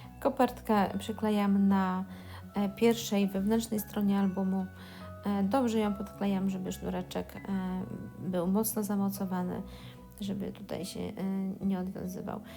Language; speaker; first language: Polish; native; Polish